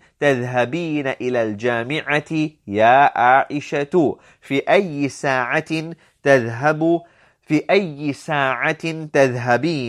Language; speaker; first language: Arabic; non-native, fluent; English